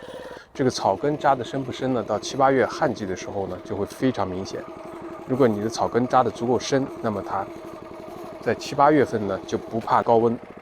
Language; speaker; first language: Chinese; native; Chinese